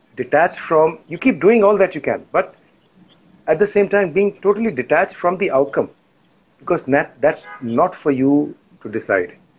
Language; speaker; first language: English; non-native, local second language; Hindi